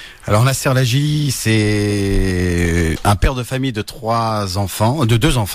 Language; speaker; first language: French; native; French